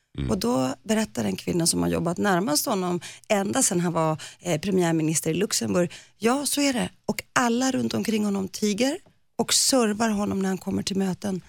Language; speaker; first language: Swedish; early bilingual, other home language; Greek